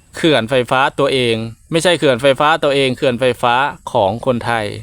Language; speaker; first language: Lao; native; Lao